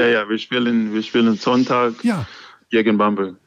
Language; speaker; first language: German; non-native, learner; English